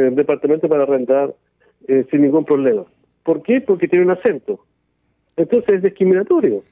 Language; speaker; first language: Spanish; native; Spanish